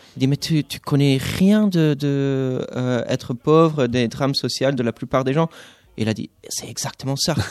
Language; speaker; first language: French; non-native, fluent; English